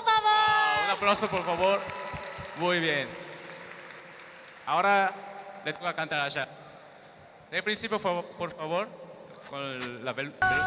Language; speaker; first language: Spanish; non-native, learner; Korean